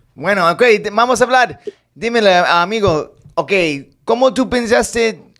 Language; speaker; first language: Spanish; non-native, learner; English